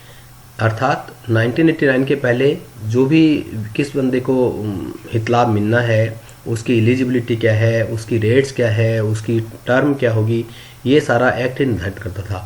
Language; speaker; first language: Hindi; native; Hindi